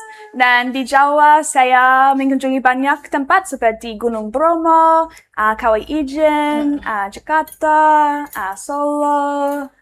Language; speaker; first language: Indonesian; non-native, learner; English